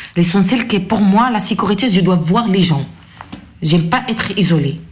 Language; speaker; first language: French; non-native, local second language; Arabic